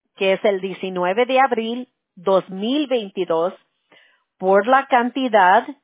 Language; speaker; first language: Spanish; early bilingual, heritage; Spanish